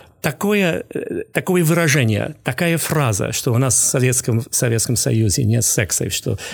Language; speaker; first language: Russian; non-native, fluent; English